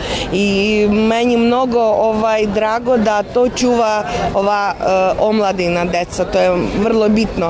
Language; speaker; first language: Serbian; non-native, fluent; Russian